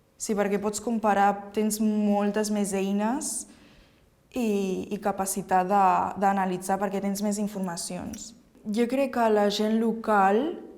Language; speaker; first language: Catalan; early bilingual, other home language; Chinese